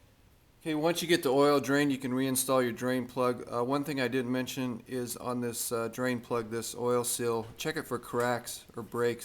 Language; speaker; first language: English; native; English